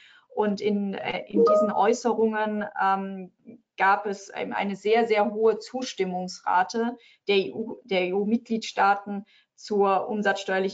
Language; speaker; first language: German; native; German